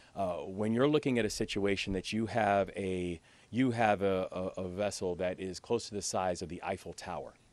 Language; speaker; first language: English; native; English